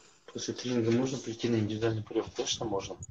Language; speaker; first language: Russian; native; Russian